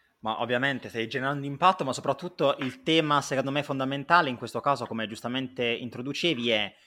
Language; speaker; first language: Italian; native; Italian